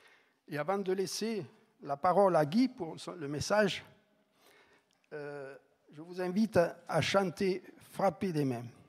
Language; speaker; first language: French; native; French